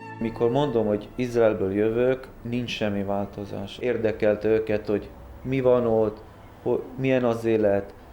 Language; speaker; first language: Hungarian; early bilingual, heritage; Hungarian